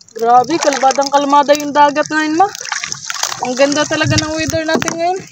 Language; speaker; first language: Filipino; non-native, local second language; Cebuano